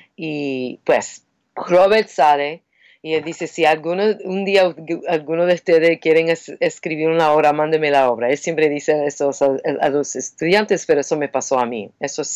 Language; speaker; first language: Spanish; non-native, fluent; English